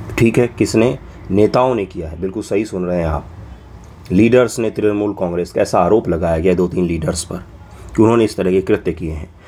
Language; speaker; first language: Hindi; non-native, local second language; Maithili